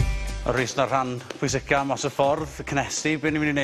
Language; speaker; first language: Welsh; native; Welsh